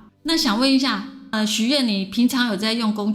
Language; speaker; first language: Chinese; native; Chinese